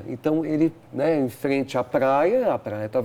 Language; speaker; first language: Portuguese; native; Portuguese